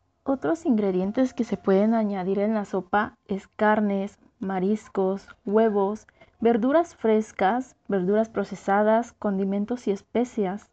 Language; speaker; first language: Spanish; native; Spanish